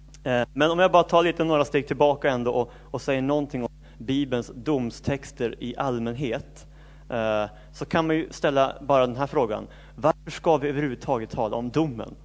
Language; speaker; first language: Swedish; native; Swedish